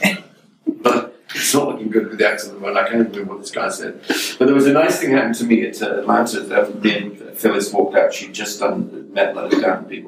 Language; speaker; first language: English; native; English